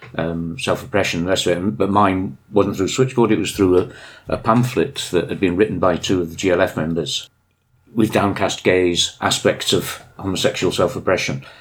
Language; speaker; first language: English; native; English